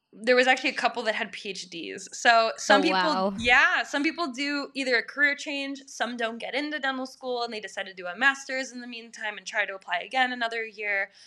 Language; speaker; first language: English; native; English